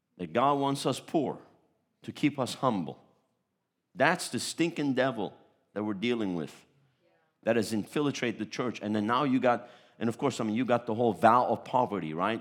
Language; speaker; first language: English; early bilingual, other home language; Turkish